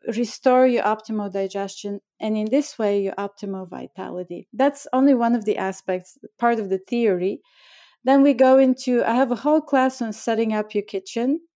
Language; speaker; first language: English; non-native, fluent; Bulgarian